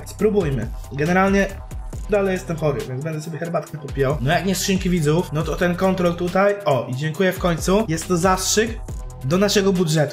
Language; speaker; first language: Polish; native; Polish